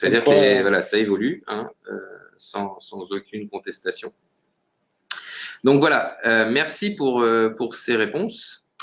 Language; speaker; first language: French; native; French